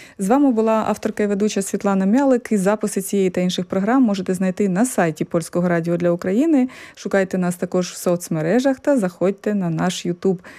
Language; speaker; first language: Ukrainian; native; Ukrainian